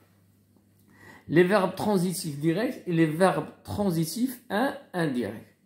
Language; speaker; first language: French; non-native, local second language; Arabic